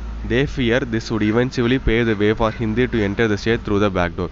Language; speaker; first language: English; non-native, local second language; Tamil